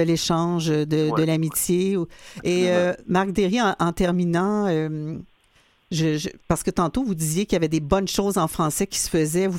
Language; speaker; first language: French; native; French